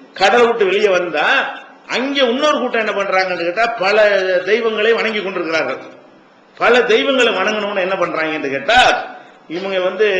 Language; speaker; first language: Tamil; native; Tamil